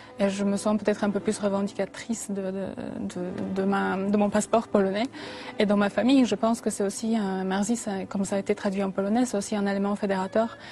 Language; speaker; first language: French; non-native, fluent; Polish